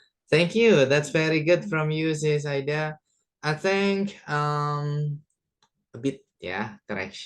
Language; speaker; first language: English; non-native, fluent; Indonesian